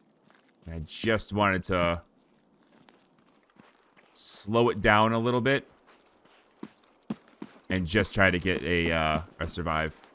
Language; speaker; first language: English; native; English